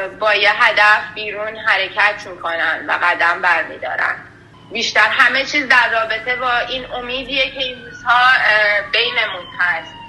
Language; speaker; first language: Persian; native; Persian